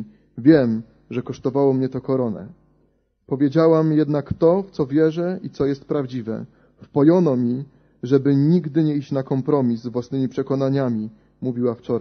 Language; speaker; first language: Polish; native; Polish